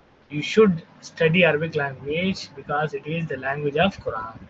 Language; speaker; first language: English; non-native, local second language; Tamil